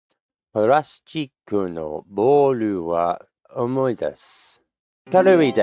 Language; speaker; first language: Japanese; non-native, learner; English